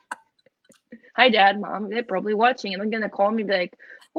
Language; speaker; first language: English; non-native, fluent; Ukrainian